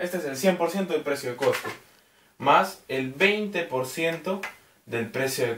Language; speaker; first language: Spanish; native; Spanish